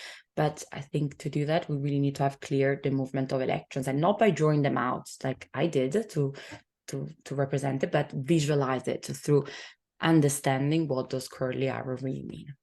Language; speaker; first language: English; non-native, fluent; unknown